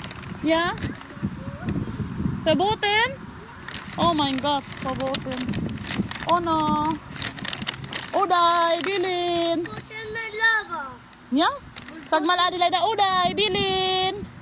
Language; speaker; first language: German; non-native, learner; Filipino